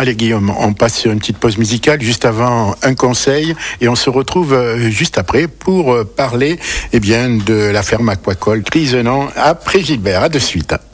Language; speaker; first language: French; native; French